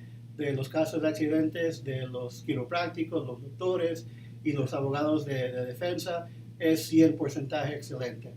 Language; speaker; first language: Spanish; early bilingual, heritage; Spanish